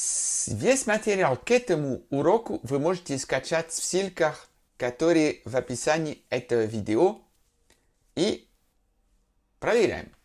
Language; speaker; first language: Russian; non-native, fluent; French